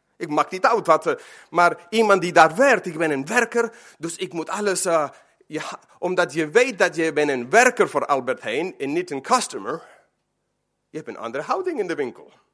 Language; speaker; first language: Dutch; non-native, fluent; Spanish